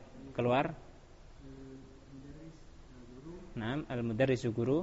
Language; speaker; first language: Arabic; non-native, fluent; Indonesian